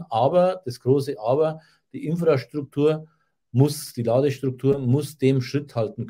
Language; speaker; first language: German; native; German